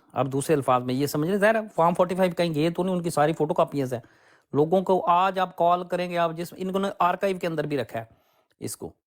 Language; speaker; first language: Urdu; non-native, local second language; Punjabi